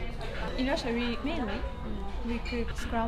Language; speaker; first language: English; non-native, learner; Russian